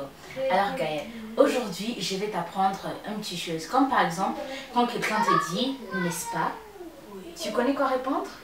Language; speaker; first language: French; non-native, local second language; Kinyarwanda